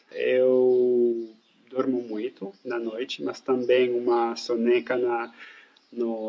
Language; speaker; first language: Portuguese; non-native, fluent; French